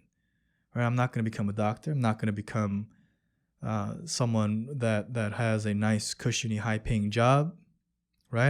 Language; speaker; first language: English; early bilingual, other home language; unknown